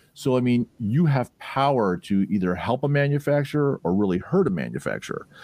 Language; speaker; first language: English; native; English